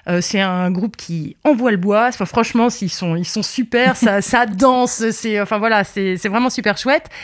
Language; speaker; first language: French; native; French